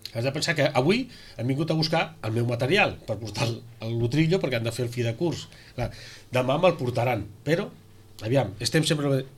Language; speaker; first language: Catalan; native; Catalan